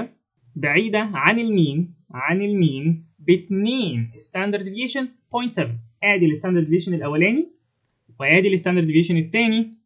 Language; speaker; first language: Arabic; native; Arabic